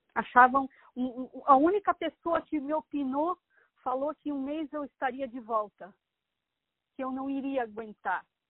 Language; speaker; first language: Portuguese; native; Portuguese